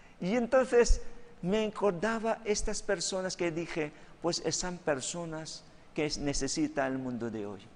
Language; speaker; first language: Spanish; non-native, fluent; Filipino